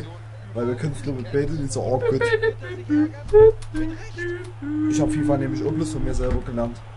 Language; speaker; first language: German; native; German